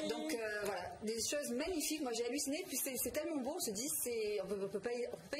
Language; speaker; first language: French; native; French